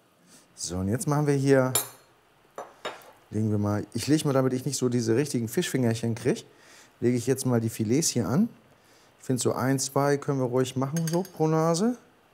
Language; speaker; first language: German; native; German